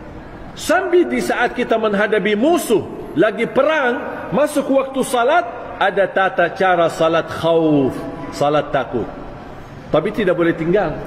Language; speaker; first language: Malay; non-native, fluent; Arabic